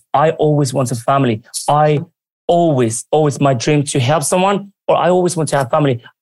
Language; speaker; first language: English; early bilingual, other home language; Armenian